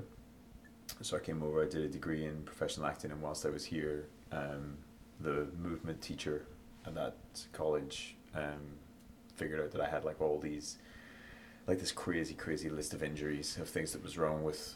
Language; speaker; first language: English; native; English